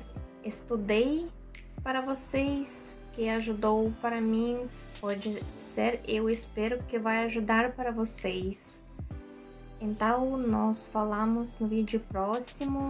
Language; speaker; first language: Portuguese; non-native, learner; Russian